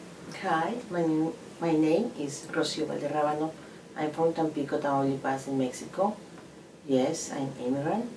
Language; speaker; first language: English; non-native, learner; Spanish